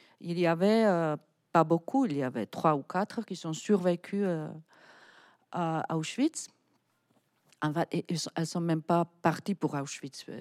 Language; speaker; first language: French; non-native, fluent; Czech